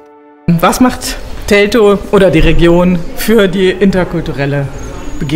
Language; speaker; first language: German; native; German